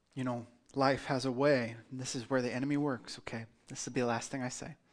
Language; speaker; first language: English; native; English